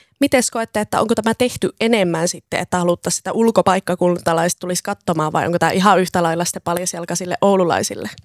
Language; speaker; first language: Finnish; native; Finnish